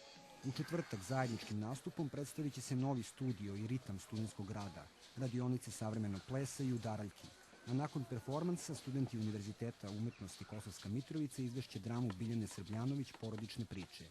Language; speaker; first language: Serbian; native; Serbian